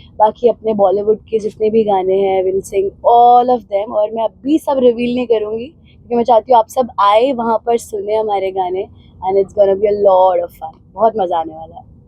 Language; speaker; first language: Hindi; non-native, local second language; Punjabi